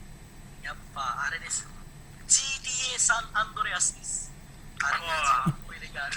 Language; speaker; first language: Japanese; non-native, learner; Indonesian